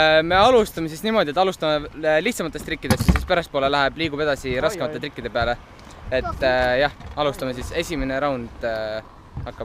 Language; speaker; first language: Estonian; native; Estonian